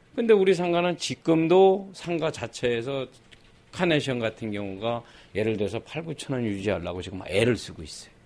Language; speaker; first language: Korean; native; Korean